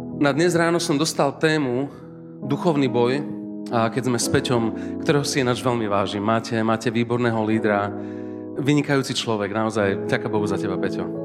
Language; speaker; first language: Slovak; native; Slovak